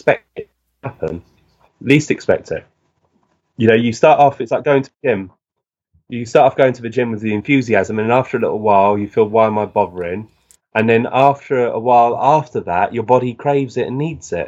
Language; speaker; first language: English; native; English